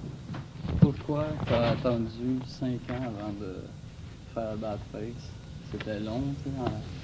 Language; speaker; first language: French; native; French